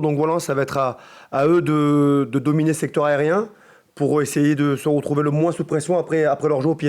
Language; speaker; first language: French; native; French